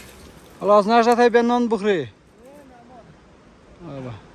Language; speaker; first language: Persian; native; Persian